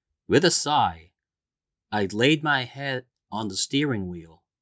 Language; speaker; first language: English; non-native, fluent; Korean